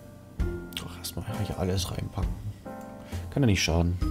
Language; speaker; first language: German; native; German